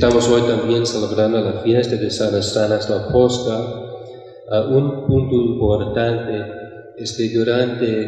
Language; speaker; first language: Spanish; non-native, fluent; English